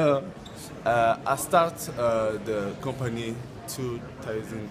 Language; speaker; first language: English; non-native, learner; French